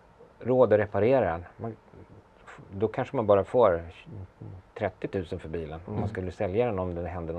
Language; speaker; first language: Swedish; native; Swedish